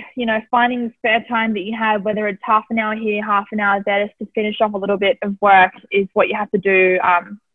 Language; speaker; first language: English; native; English